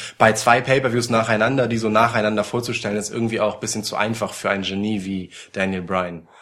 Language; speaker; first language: German; early bilingual, other home language; Polish